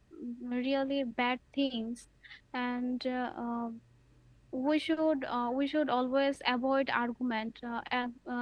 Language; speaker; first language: English; non-native, learner; Bangla